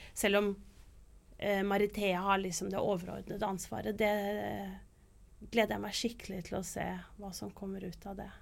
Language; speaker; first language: Norwegian; native; Norwegian